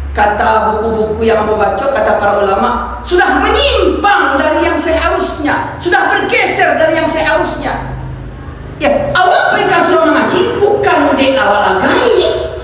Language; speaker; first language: Malay; non-native, local second language; Minangkabau